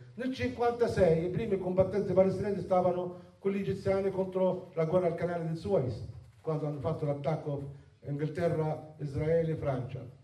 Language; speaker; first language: Italian; non-native, fluent; Arabic